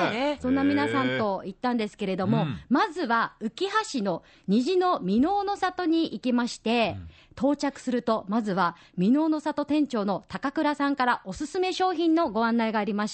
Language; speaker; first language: Japanese; native; Japanese